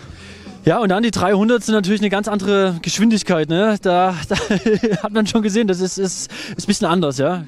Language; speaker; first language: German; native; German